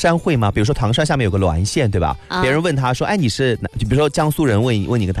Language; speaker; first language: Chinese; native; Chinese